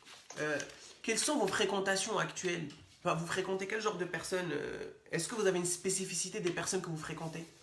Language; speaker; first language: French; native; French